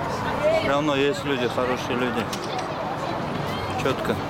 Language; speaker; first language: Russian; non-native, local second language; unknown